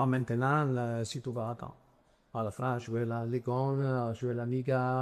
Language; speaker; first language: French; non-native, fluent; Italian